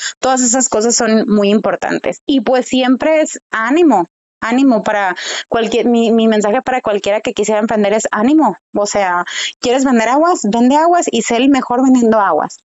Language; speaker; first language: Spanish; early bilingual, heritage; Spanish